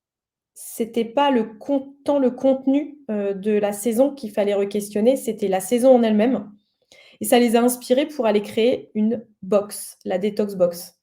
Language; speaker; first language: French; native; French